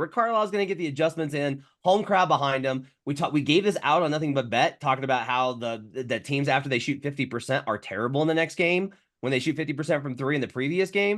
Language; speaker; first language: English; native; English